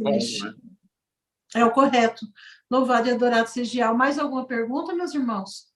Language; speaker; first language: Portuguese; native; Portuguese